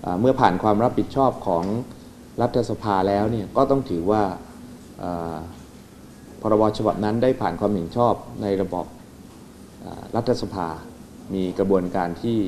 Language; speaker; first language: Thai; native; Thai